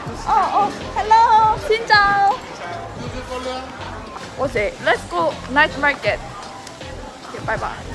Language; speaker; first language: English; non-native, learner; Korean